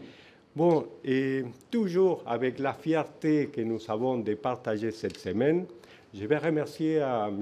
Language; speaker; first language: French; non-native, fluent; Spanish